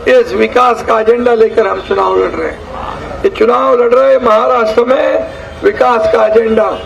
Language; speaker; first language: Hindi; non-native, local second language; Marathi